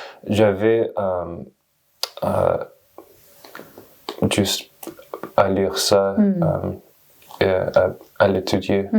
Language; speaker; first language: French; non-native, learner; English